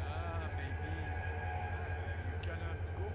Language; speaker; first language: English; non-native, learner; French